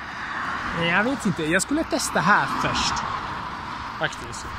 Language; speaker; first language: Swedish; non-native, fluent; Italian